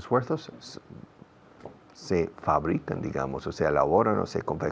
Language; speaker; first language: Spanish; non-native, fluent; English